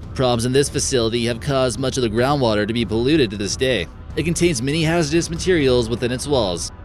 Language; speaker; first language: English; native; English